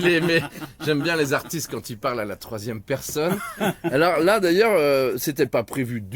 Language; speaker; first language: French; native; French